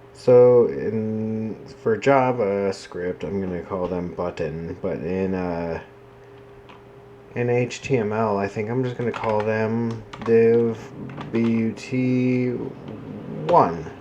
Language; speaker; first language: English; native; English